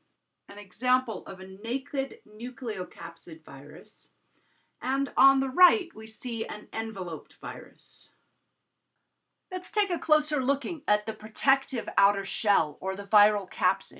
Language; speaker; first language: English; native; English